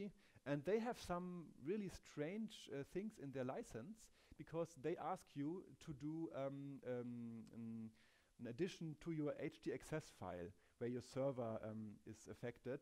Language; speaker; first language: English; non-native, fluent; German